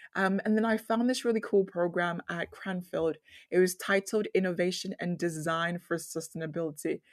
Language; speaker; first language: English; non-native, local second language; Yoruba